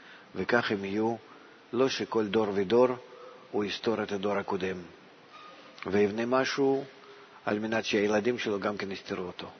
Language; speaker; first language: Hebrew; non-native, fluent; Russian